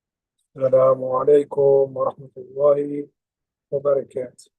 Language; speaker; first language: Arabic; non-native, fluent; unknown